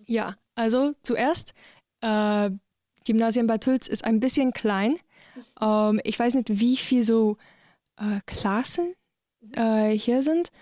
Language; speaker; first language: German; non-native, learner; English